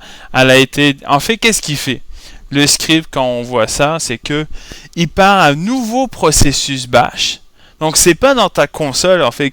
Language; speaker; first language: French; native; French